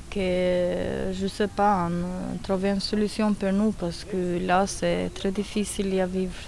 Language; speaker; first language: French; non-native, learner; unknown